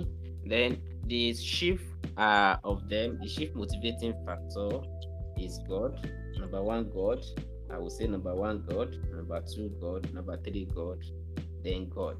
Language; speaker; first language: English; non-native, local second language; Yoruba